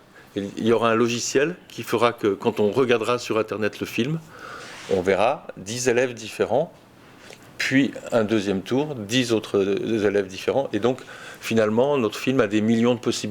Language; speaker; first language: French; native; French